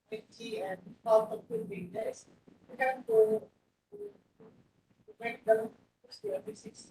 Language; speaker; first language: English; non-native, learner; Indonesian